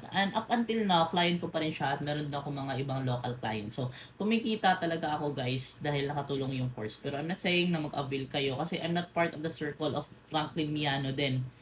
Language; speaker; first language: Filipino; non-native, local second language; Cebuano